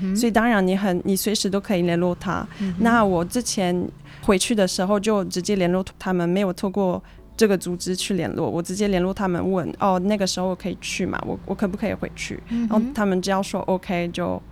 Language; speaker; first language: Chinese; non-native, fluent; French